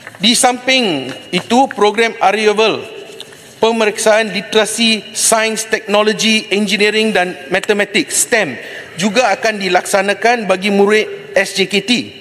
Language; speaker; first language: Malay; non-native, local second language; Tamil